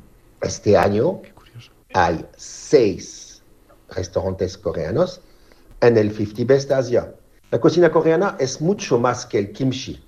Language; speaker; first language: Spanish; non-native, fluent; French